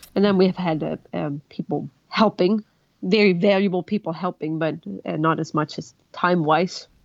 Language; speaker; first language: English; non-native, fluent; Swedish